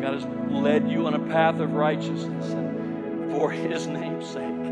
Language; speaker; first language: English; native; English